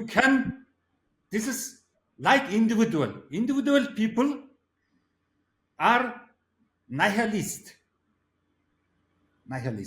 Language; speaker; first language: English; non-native, learner; Mongolian